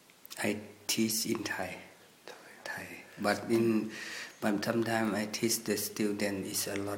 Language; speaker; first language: English; non-native, learner; Thai